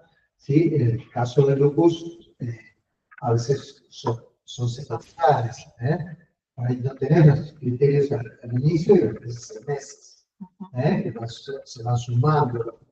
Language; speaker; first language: Spanish; native; Spanish